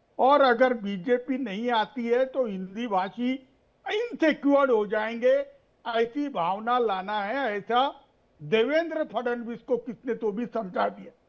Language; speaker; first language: Hindi; non-native, local second language; Marathi